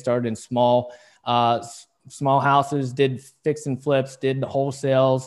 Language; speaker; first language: English; native; English